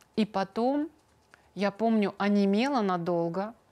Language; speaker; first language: Russian; native; Russian